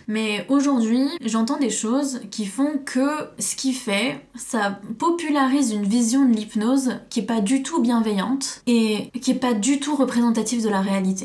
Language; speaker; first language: French; native; French